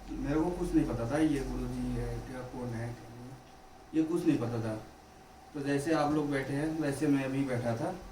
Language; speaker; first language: Hindi; non-native, local second language; Bangla